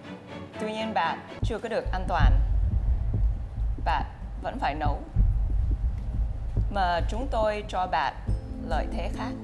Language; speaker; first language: Vietnamese; early bilingual, heritage; English